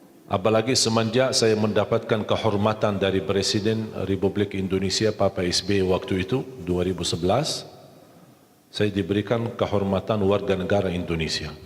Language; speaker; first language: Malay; non-native, fluent; Arabic